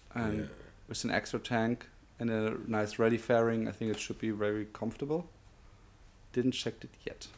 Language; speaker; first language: English; non-native, fluent; German